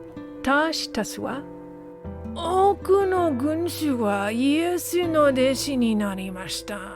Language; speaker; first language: Japanese; non-native, learner; English